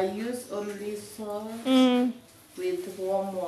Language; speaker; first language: English; non-native, local second language; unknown